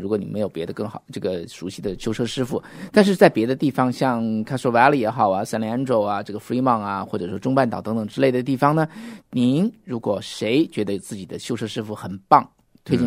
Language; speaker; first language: Chinese; native; Chinese